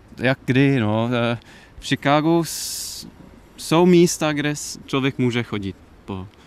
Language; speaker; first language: Czech; non-native, fluent; English